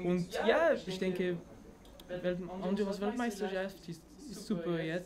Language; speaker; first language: German; non-native, learner; French